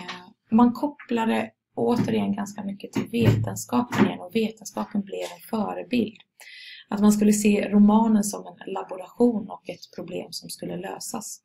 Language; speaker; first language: Swedish; native; Swedish